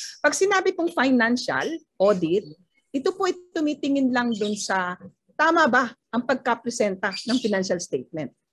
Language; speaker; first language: Filipino; native; Filipino